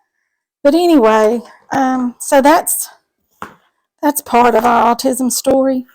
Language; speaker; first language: English; native; English